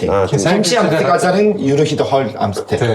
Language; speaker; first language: Mongolian; non-native, fluent; Korean